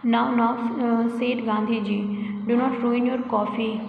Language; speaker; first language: English; non-native, local second language; Hindi